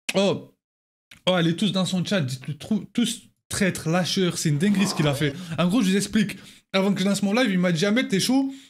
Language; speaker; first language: French; native; French